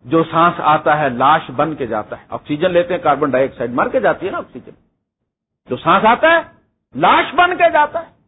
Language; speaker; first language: Urdu; non-native, local second language; Punjabi